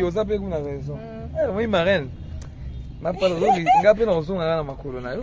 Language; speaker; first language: French; non-native, local second language; Lingala